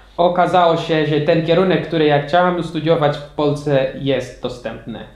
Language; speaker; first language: Polish; non-native, fluent; Portuguese